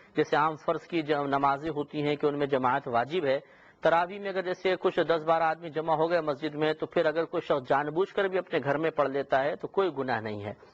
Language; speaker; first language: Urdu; native; Urdu